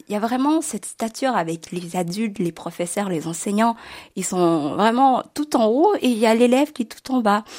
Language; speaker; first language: French; native; French